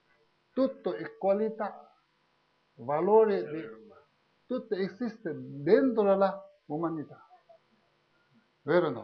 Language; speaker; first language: Italian; non-native, learner; Tibetan